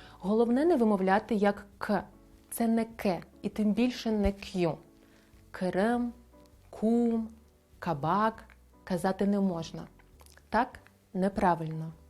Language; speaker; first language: Ukrainian; non-native, local second language; Crimean Tatar